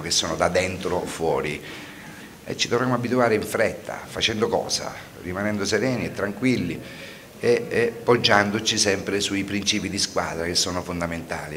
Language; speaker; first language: Italian; native; Italian